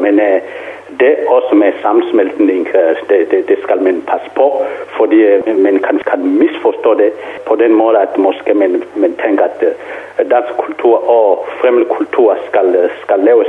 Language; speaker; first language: Danish; non-native, fluent; Kongo